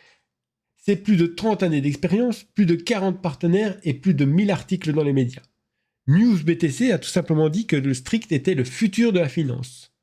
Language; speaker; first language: French; native; French